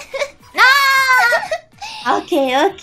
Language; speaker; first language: Japanese; non-native, learner; English